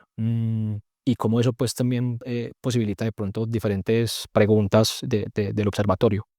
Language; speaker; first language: Spanish; native; Spanish